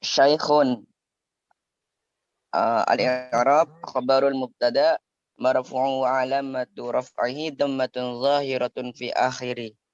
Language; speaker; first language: Arabic; non-native, learner; Indonesian